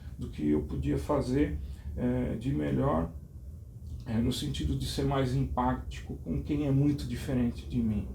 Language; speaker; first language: Portuguese; native; Portuguese